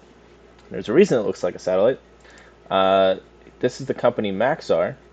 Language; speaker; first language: English; native; English